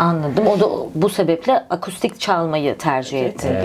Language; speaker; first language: Turkish; native; Turkish